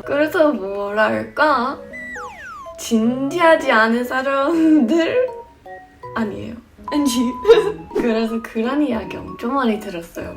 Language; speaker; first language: Korean; non-native, fluent; English